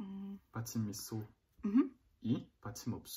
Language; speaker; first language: Korean; non-native, learner; French